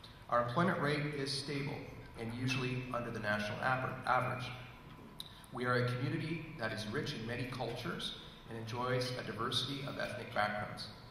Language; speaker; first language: English; native; English